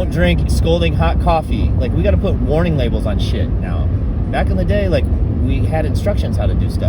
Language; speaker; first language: English; native; English